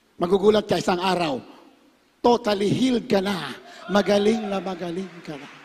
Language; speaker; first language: Filipino; native; Filipino